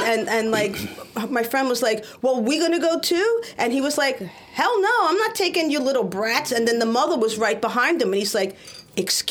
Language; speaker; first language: English; native; English